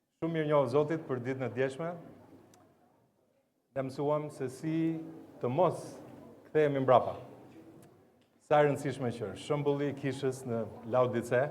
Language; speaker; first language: Albanian; native; Albanian